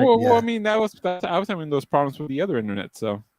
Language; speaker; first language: English; native; English